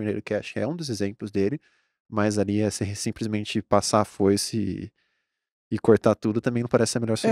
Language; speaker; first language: Portuguese; native; Portuguese